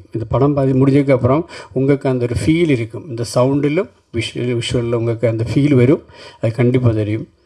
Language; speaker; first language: Tamil; non-native, learner; Malayalam